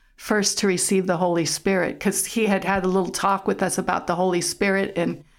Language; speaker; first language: English; early bilingual, other home language; German